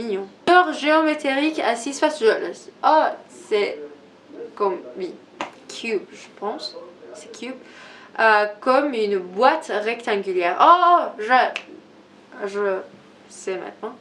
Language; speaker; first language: French; non-native, learner; Persian